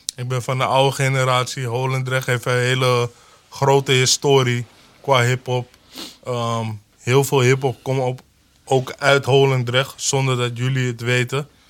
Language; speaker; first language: Dutch; early bilingual, other home language; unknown